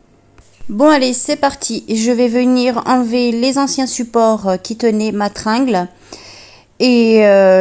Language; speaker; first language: French; native; French